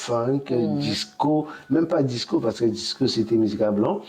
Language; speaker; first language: French; native; French